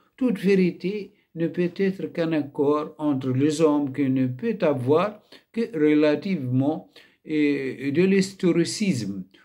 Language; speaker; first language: French; non-native, local second language; Arabic